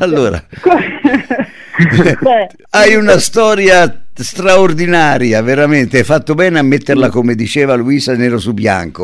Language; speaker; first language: Italian; native; Italian